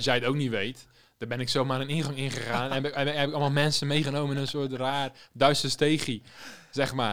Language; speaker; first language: Dutch; native; Dutch